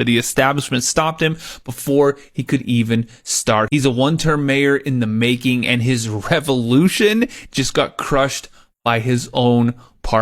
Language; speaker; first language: English; native; English